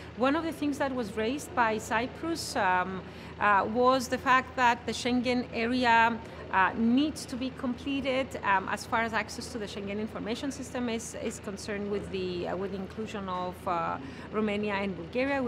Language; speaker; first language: English; non-native, fluent; Greek